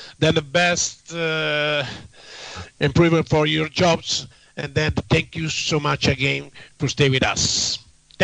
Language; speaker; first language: English; non-native, learner; Italian